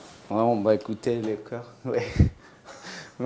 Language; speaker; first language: French; non-native, fluent; Spanish